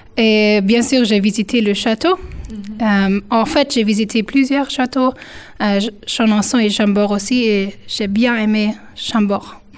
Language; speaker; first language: French; non-native, fluent; German